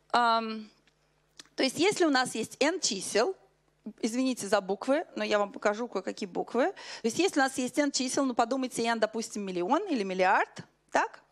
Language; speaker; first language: Russian; native; Russian